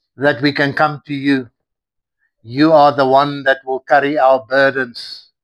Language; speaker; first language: English; non-native, local second language; Afrikaans